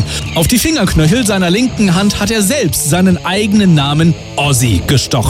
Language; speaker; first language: German; native; German